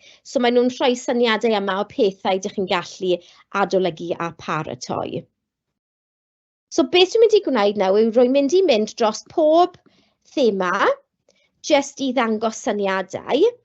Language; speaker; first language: Welsh; non-native, local second language; English